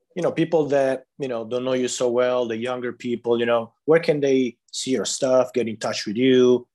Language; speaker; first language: English; non-native, fluent; Italian